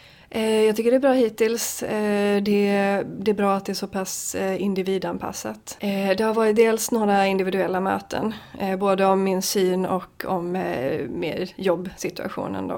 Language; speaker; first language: Swedish; native; Swedish